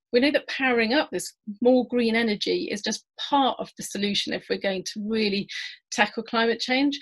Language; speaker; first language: English; native; English